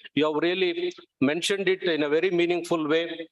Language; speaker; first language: English; non-native, local second language; Kannada